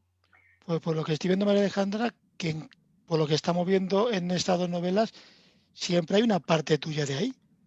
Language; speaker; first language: Spanish; native; Spanish